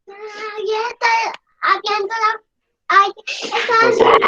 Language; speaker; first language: Spanish; native; Spanish